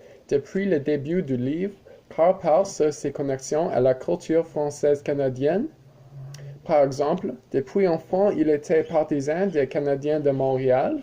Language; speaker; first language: French; non-native, learner; English